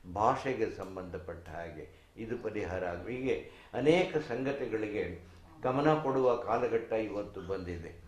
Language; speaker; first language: Kannada; native; Kannada